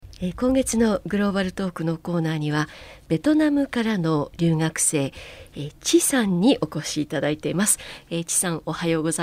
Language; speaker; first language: Japanese; native; Japanese